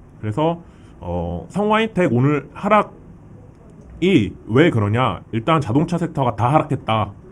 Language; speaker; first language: Korean; early bilingual, heritage; Korean